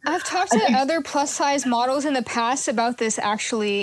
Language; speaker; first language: English; native; English